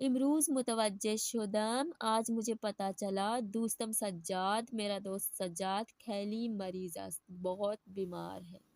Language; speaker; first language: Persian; non-native, fluent; Urdu